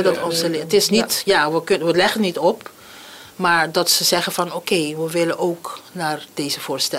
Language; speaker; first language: Dutch; non-native, local second language; Papiamento